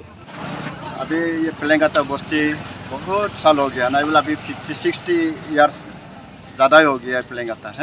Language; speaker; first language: Hindi; non-native, local second language; Khasi